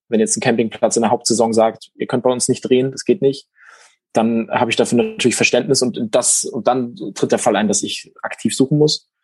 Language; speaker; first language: German; native; German